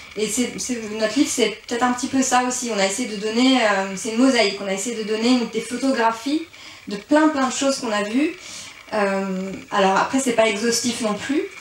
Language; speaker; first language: French; early bilingual, other home language; Persian